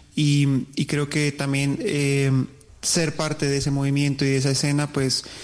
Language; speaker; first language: Spanish; native; Spanish